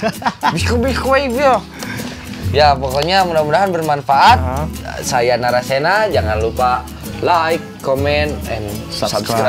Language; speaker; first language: Indonesian; native; Indonesian